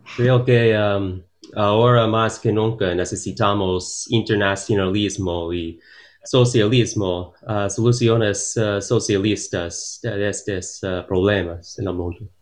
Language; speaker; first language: Spanish; non-native, learner; English